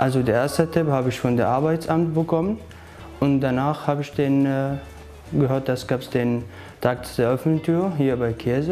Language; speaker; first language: German; non-native, learner; Arabic